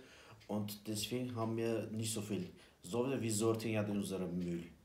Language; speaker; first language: German; non-native, learner; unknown